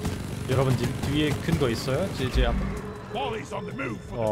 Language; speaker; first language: Korean; non-native, learner; German